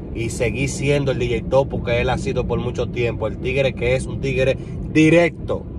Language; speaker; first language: Spanish; native; Spanish